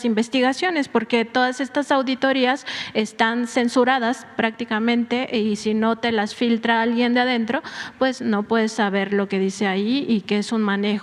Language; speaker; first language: Spanish; native; Spanish